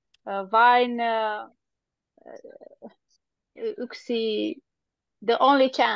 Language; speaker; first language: Finnish; non-native, learner; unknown